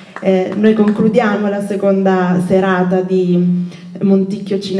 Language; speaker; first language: Italian; native; Italian